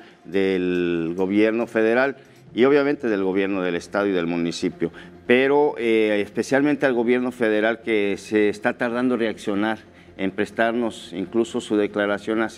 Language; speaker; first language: Spanish; native; Spanish